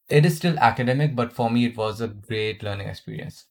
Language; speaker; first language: English; non-native, local second language; Hindi